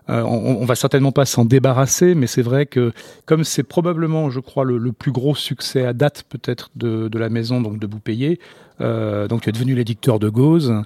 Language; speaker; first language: French; native; French